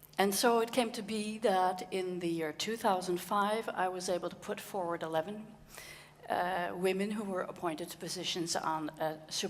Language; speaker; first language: English; non-native, fluent; Dutch